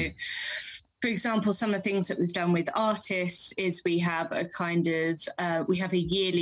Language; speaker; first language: English; native; English